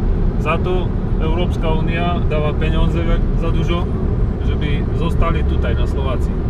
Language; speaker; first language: Polish; non-native, learner; Slovak